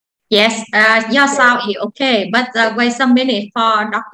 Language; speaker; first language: English; non-native, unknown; Vietnamese